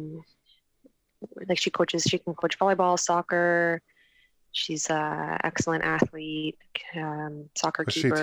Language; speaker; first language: English; native; English